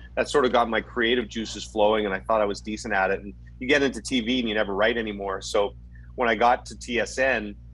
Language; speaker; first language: English; native; English